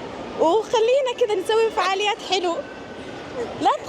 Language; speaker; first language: Arabic; native; Arabic